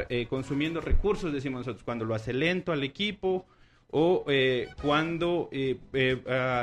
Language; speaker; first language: Spanish; native; Spanish